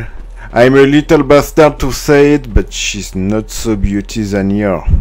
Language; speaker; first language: English; non-native, learner; French